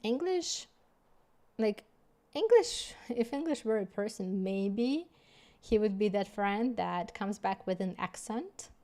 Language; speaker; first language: English; non-native, fluent; Russian